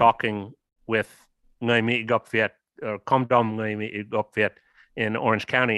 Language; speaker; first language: Vietnamese; non-native, learner; English